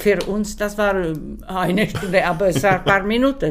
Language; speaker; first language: German; non-native, learner; Czech